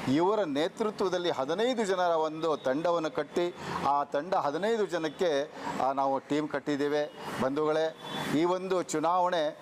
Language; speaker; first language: Kannada; non-native, local second language; Marathi